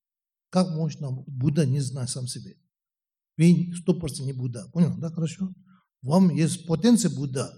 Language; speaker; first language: Russian; non-native, learner; Tibetan